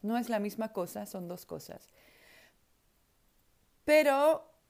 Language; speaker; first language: Spanish; non-native, fluent; Dutch